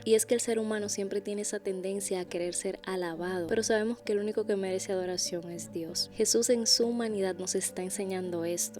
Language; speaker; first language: Spanish; native; Spanish